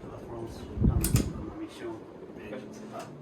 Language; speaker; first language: French; non-native, learner; English